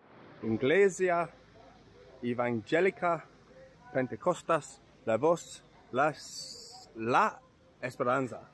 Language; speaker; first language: Spanish; non-native, learner; English